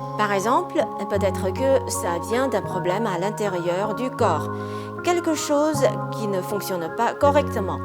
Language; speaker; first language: French; non-native, fluent; Chinese